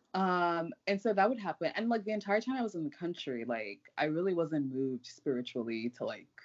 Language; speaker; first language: English; non-native, local second language; Yoruba